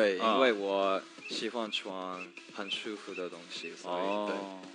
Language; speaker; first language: Chinese; non-native, learner; English